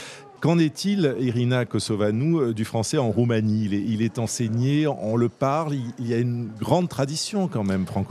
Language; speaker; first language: French; native; French